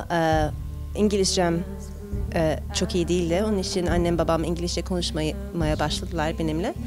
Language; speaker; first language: Turkish; early bilingual, heritage; Turkish